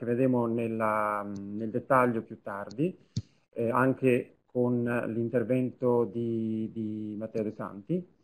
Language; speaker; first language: Italian; native; Italian